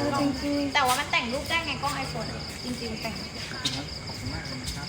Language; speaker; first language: Thai; native; Thai